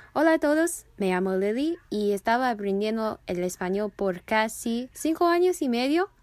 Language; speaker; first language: English; native; English